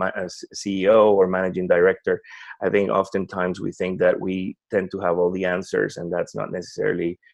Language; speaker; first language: English; non-native, fluent; Spanish